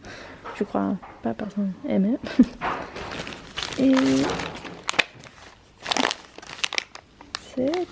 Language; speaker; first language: French; non-native, learner; Norwegian